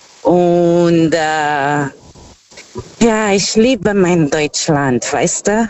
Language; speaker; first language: German; non-native, learner; Portuguese